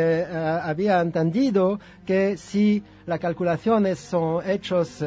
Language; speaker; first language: Spanish; non-native, fluent; French